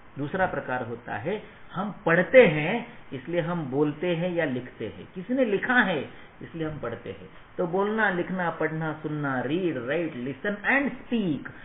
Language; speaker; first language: Hindi; non-native, local second language; Marathi